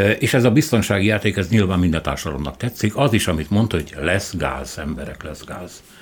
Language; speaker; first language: Hungarian; native; Hungarian